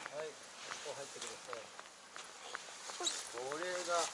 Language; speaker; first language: Japanese; native; Japanese